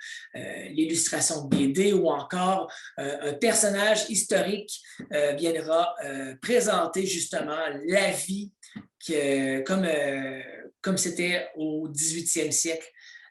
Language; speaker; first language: French; native; French